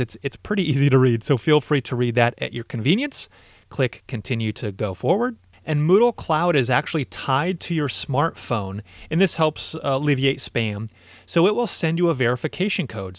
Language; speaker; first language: English; native; English